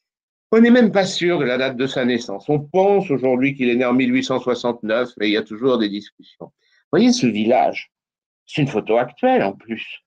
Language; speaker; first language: French; native; French